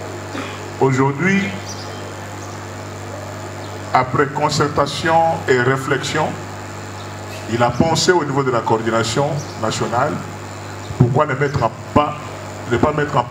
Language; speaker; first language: French; non-native, local second language; Luba-Lulua